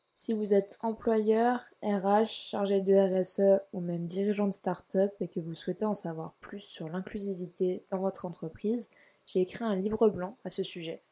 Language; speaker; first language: French; native; French